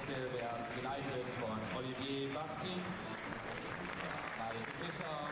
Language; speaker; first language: German; native; German